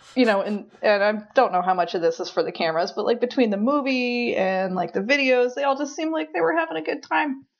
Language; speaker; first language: English; native; English